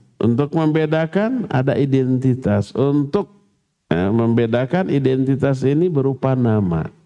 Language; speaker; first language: Malay; non-native, local second language; Sundanese